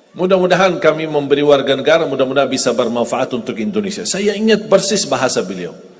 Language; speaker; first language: Malay; non-native, fluent; Arabic